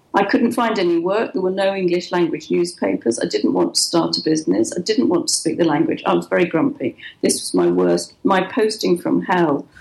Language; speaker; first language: English; native; English